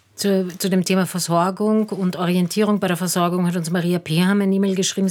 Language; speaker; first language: German; native; German